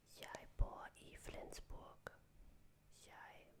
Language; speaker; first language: Danish; non-native, learner; German